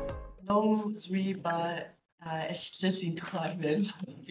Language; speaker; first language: Mongolian; non-native, fluent; English